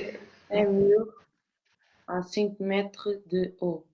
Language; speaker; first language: French; non-native, learner; Portuguese